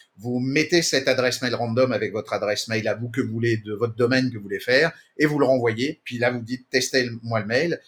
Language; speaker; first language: French; native; French